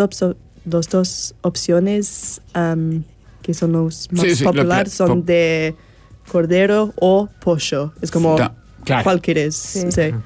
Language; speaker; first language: Spanish; non-native, learner; English